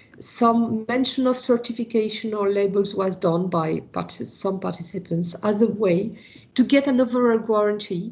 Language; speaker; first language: English; non-native, fluent; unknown